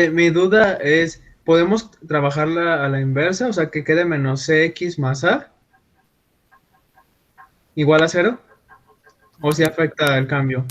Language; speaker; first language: Spanish; native; Spanish